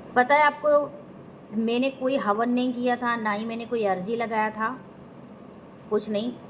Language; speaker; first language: Hindi; non-native, local second language; Gujarati